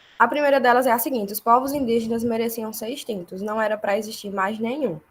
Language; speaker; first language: Portuguese; native; Portuguese